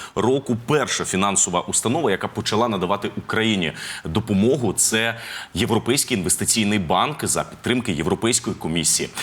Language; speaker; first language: Ukrainian; native; Ukrainian